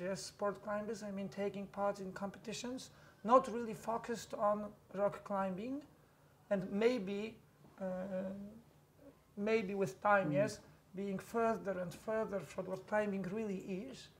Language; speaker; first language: English; non-native, fluent; Polish